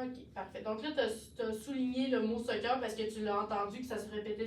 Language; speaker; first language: French; native; French